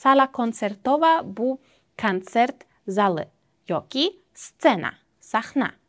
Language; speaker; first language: Polish; non-native, fluent; Uzbek